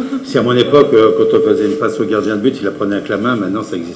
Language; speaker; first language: French; native; French